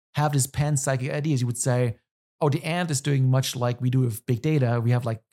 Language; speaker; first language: English; non-native, fluent; German